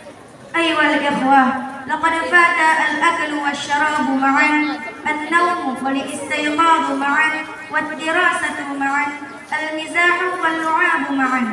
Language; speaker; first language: Arabic; non-native, learner; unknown